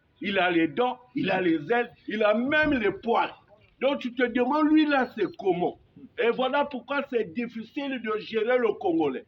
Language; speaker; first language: French; native; French